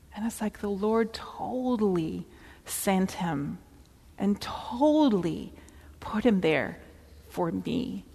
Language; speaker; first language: English; early bilingual, other home language; Dutch